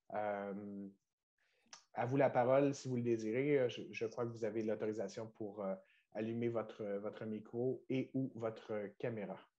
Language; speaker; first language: French; native; French